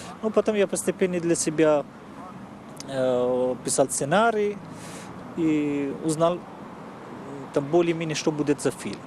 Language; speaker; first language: Russian; non-native, fluent; Persian